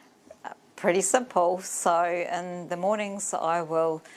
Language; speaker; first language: English; native; English